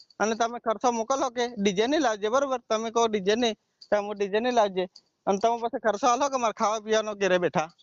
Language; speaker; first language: Gujarati; non-native, local second language; Bhili